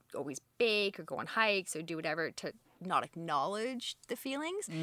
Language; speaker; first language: English; native; English